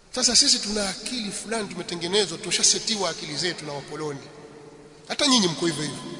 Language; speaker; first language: Swahili; native; Swahili